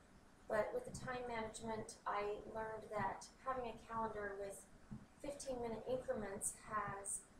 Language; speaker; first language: English; native; English